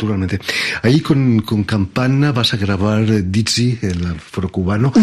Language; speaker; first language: Spanish; native; Spanish